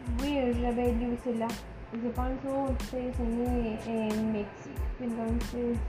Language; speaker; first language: French; non-native, learner; Spanish